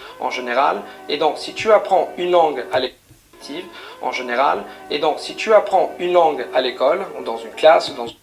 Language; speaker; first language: French; non-native, fluent; Italian